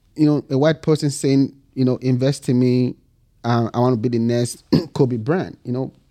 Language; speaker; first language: English; non-native, local second language; Bini